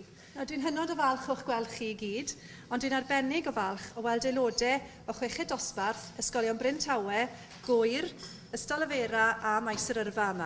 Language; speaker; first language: Welsh; native; Welsh